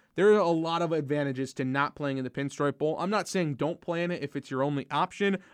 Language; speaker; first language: English; native; English